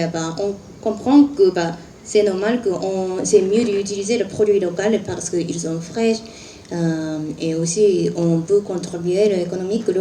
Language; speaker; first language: French; non-native, fluent; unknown